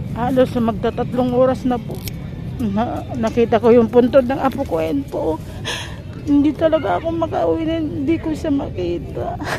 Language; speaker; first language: Filipino; non-native, local second language; Waray